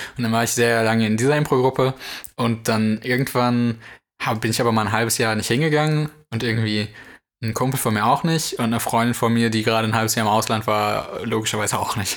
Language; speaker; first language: German; native; German